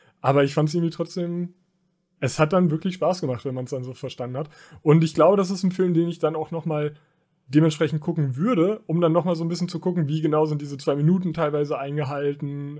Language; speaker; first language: German; native; German